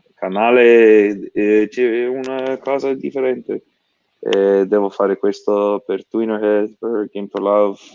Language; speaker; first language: Italian; non-native, learner; English